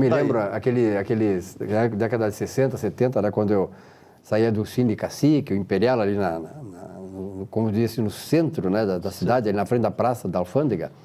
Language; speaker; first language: Portuguese; native; Portuguese